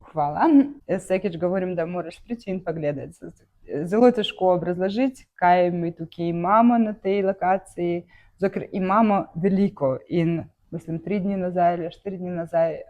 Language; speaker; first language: Slovenian; non-native, learner; Russian